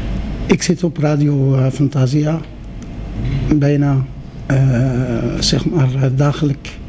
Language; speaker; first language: Dutch; non-native, fluent; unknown